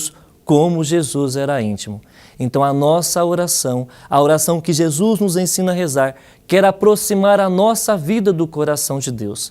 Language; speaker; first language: Portuguese; native; Portuguese